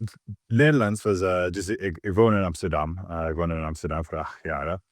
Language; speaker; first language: Dutch; non-native, learner; English